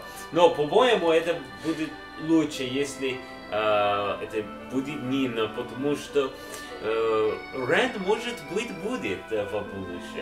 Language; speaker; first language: Russian; non-native, learner; English